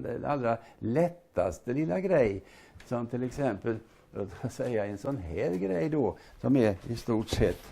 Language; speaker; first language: Swedish; native; Swedish